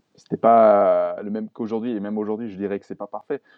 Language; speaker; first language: French; non-native, fluent; German